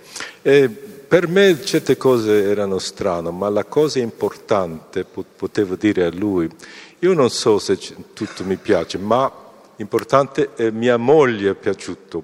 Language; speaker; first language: Italian; non-native, fluent; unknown